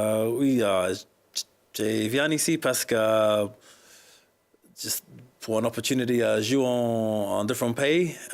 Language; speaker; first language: French; non-native, learner; English